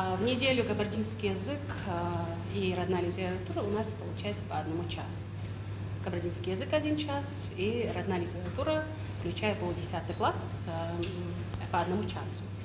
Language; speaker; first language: Russian; non-native, local second language; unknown